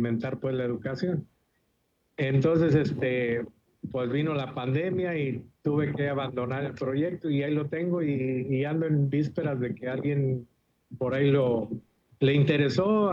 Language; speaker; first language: Spanish; native; Spanish